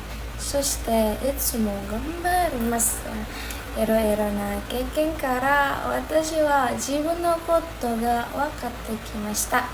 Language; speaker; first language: Japanese; non-native, learner; Indonesian